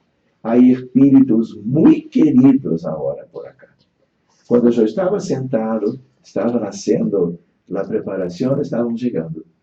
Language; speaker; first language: Spanish; non-native, fluent; Portuguese